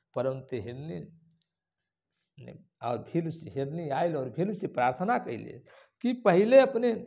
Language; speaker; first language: Hindi; native; Hindi